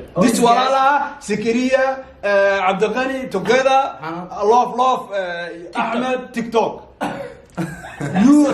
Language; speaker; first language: English; non-native, learner; Somali